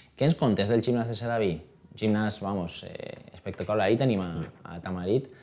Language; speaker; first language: Spanish; native; Spanish